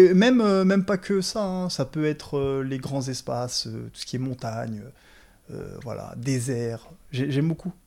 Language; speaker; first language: French; native; French